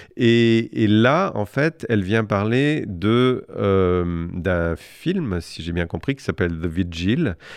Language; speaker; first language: French; native; French